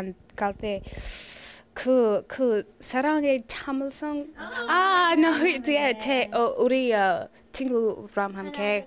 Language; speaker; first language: Korean; non-native, learner; English